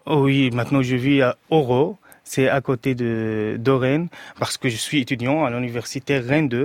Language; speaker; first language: French; non-native, fluent; Arabic